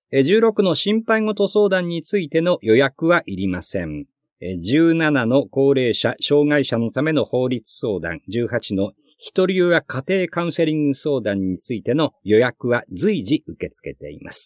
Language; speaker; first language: Japanese; native; Japanese